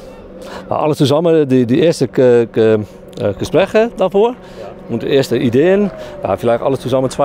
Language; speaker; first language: German; non-native, learner; Dutch